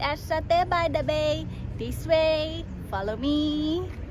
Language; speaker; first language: English; non-native, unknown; Thai